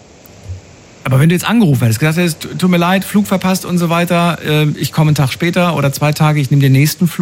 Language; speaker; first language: German; native; German